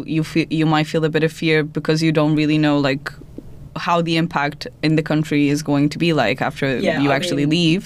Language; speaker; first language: English; non-native, fluent; Portuguese